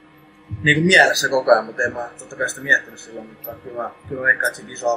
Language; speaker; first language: Finnish; native; Finnish